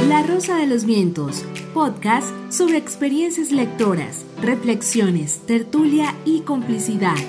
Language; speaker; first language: Spanish; native; Spanish